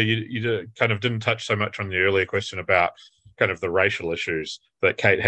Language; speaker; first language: English; native; English